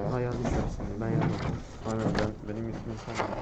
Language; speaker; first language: Turkish; native; Turkish